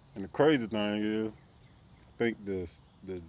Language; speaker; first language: English; native; English